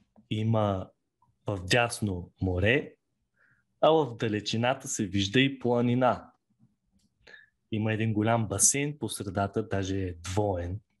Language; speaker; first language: Bulgarian; native; Bulgarian